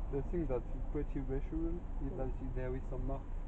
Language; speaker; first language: English; non-native, learner; French